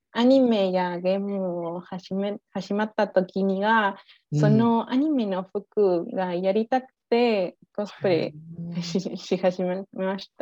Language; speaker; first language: Japanese; non-native, learner; Spanish